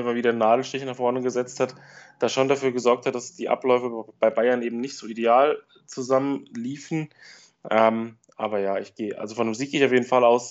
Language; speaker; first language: German; native; German